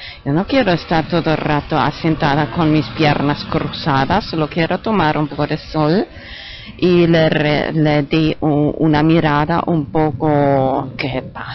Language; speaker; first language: Spanish; non-native, fluent; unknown